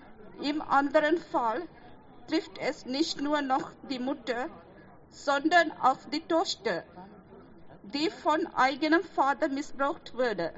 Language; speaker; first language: German; non-native, fluent; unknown